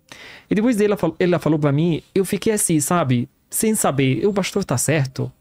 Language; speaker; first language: Portuguese; non-native, learner; Arabic